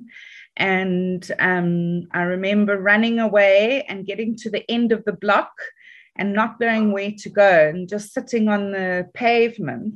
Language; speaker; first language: English; native; English